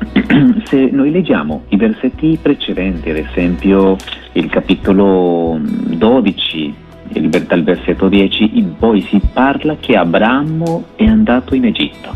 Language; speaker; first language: Italian; non-native, fluent; Spanish